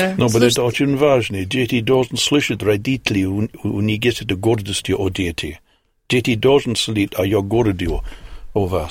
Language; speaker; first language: Russian; non-native, learner; English